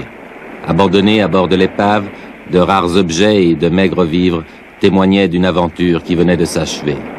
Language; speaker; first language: French; native; French